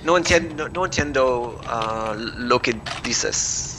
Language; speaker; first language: Spanish; non-native, learner; English